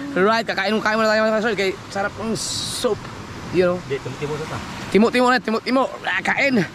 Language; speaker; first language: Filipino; non-native, local second language; Cebuano